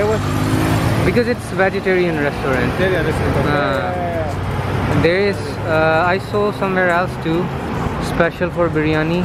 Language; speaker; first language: English; non-native, local second language; Hindi